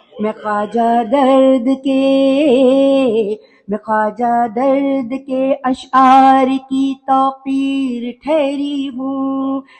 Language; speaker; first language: Urdu; native; Urdu